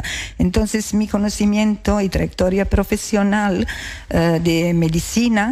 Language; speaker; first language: Spanish; non-native, learner; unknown